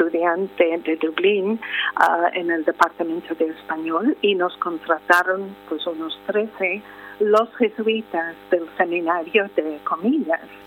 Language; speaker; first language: Spanish; non-native, fluent; English